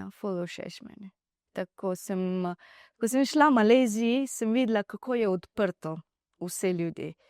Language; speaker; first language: Slovenian; non-native, learner; Divehi